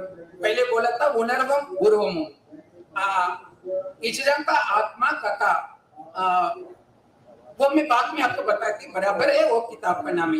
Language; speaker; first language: Hindi; non-native, local second language; Tamil